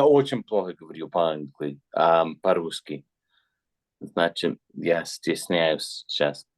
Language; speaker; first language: Russian; non-native, learner; English